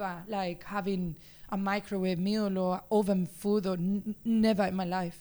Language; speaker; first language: English; non-native, fluent; Spanish